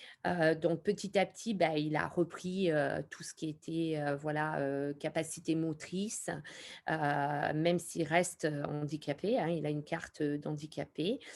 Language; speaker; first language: French; native; French